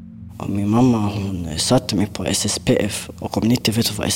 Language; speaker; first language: Swedish; early bilingual, other home language; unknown